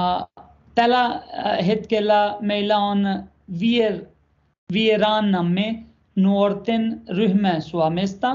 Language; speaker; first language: Finnish; non-native, learner; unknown